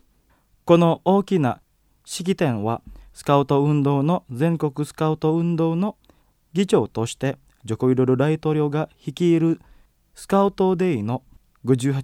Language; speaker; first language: Japanese; non-native, fluent; Indonesian